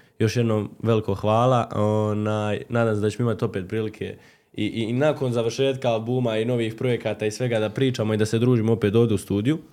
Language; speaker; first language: Serbian; native; Serbian